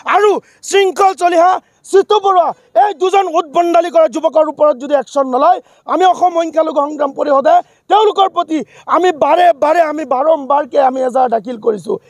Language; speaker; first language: Assamese; non-native, local second language; Bangla